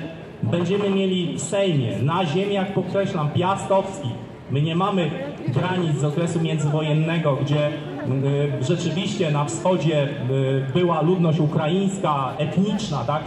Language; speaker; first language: Polish; native; Polish